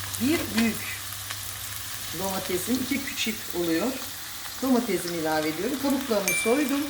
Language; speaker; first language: Turkish; native; Turkish